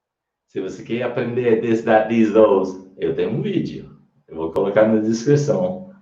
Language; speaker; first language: Portuguese; non-native, fluent; English